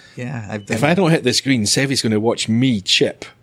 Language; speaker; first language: English; native; English